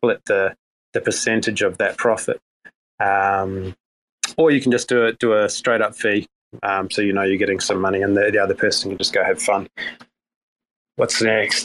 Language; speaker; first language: English; native; English